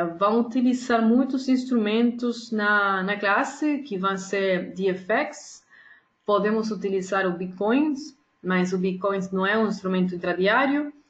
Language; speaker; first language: Portuguese; non-native, fluent; Spanish